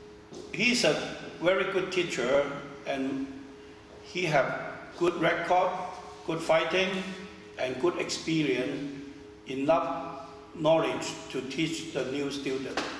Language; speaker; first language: English; non-native, learner; Chinese